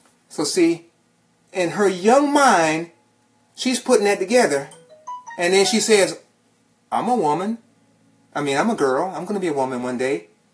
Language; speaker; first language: English; native; English